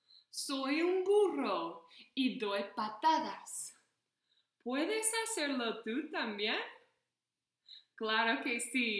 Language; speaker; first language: Spanish; non-native, fluent; English